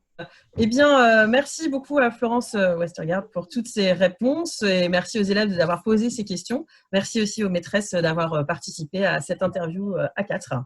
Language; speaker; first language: French; native; French